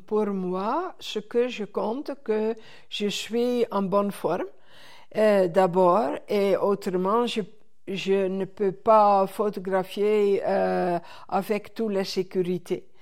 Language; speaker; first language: French; non-native, fluent; Dutch